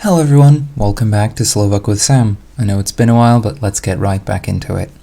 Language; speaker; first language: English; non-native, fluent; Slovak